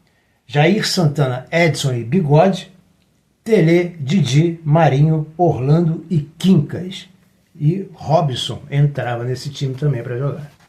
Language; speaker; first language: Portuguese; native; Portuguese